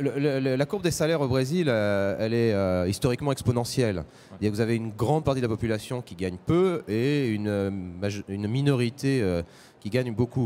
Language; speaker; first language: French; native; French